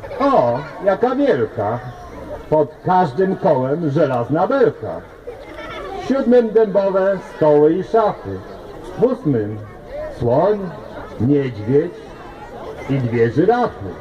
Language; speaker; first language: Polish; native; Polish